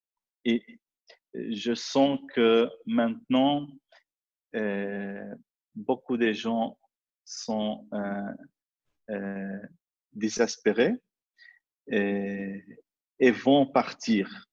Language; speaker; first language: French; non-native, fluent; Arabic